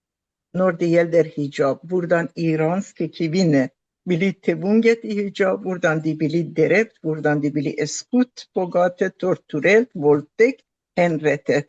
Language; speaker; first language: Norwegian; non-native, fluent; Persian